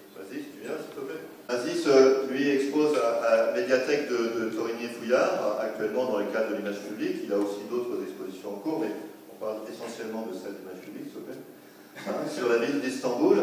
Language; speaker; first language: French; native; French